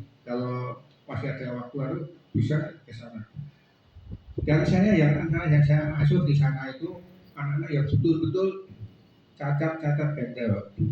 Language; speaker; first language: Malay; non-native, local second language; Javanese